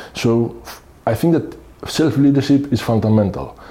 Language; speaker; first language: English; non-native, fluent; Greek